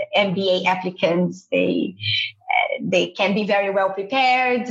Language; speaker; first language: English; non-native, fluent; Portuguese